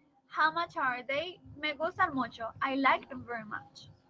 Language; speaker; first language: English; non-native, fluent; Spanish